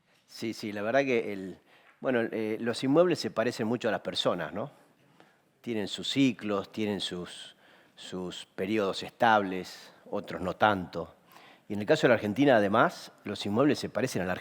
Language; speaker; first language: Spanish; native; Spanish